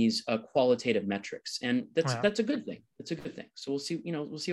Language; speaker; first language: English; native; English